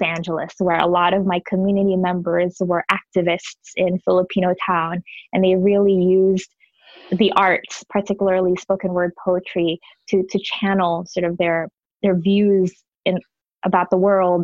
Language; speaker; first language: English; non-native, local second language; Filipino